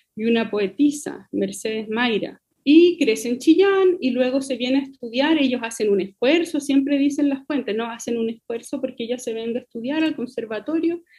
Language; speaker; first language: Spanish; native; Spanish